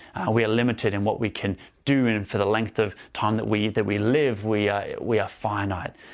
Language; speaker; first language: English; native; English